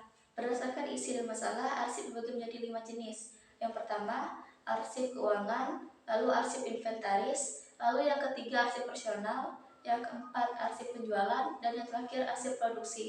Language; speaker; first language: Indonesian; native; Indonesian